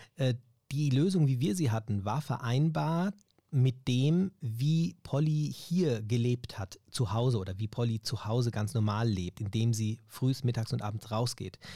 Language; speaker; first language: German; native; German